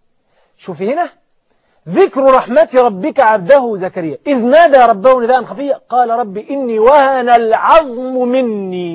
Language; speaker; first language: Arabic; native; Arabic